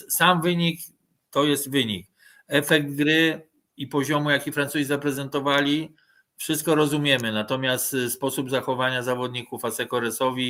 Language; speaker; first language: Polish; native; Polish